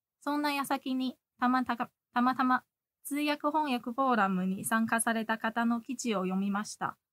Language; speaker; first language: Japanese; non-native, fluent; Chinese